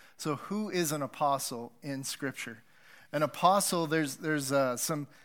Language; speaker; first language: English; native; English